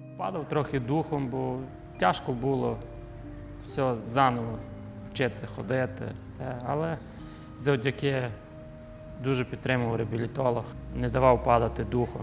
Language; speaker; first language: Ukrainian; native; Ukrainian